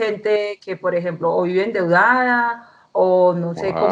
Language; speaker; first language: Spanish; native; Spanish